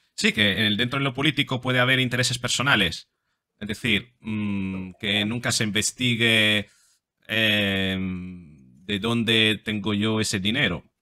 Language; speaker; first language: Spanish; non-native, fluent; Italian